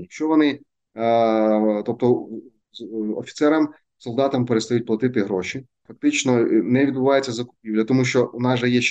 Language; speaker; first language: Ukrainian; native; Ukrainian